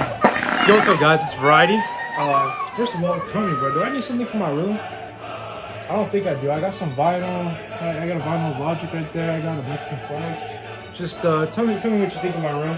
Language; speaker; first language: English; early bilingual, other home language; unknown